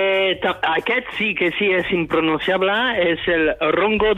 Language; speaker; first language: Catalan; non-native, fluent; French